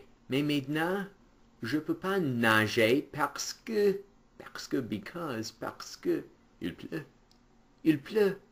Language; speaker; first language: French; non-native, fluent; English